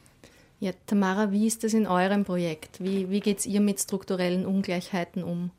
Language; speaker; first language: German; native; German